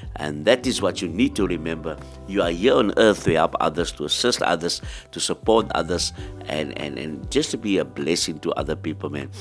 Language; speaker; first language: English; non-native, local second language; Afrikaans